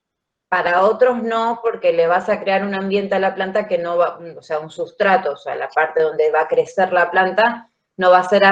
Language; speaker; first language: Spanish; native; Spanish